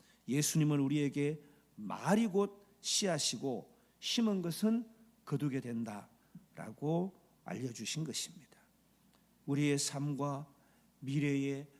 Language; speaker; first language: Korean; native; Korean